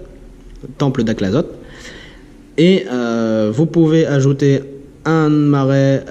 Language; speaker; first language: French; native; French